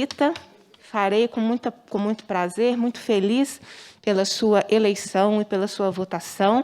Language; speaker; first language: Portuguese; native; Portuguese